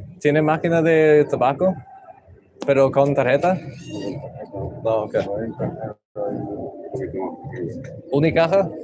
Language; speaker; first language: Spanish; non-native, learner; English